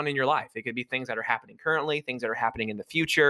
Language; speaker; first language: English; native; English